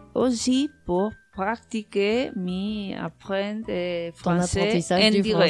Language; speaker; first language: French; non-native, learner; Spanish